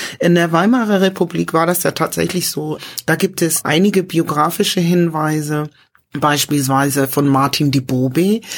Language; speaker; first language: German; early bilingual, other home language; English